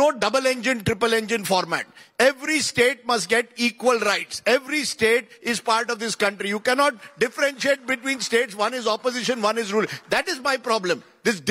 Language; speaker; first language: English; non-native, local second language; Konkani